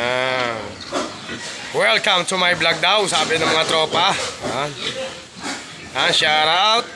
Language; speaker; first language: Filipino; native; Filipino